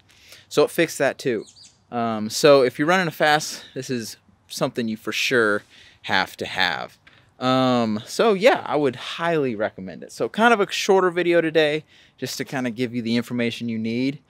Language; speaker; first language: English; native; English